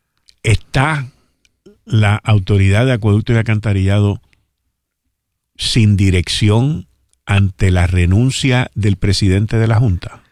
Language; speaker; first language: Spanish; native; Spanish